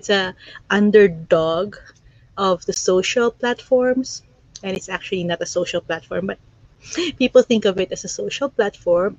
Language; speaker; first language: English; non-native, local second language; Filipino